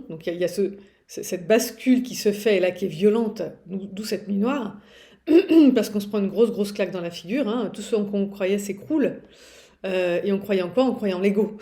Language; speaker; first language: French; native; French